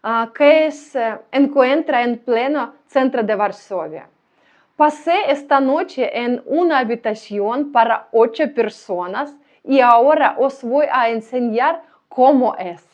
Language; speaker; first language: Spanish; non-native, learner; Ukrainian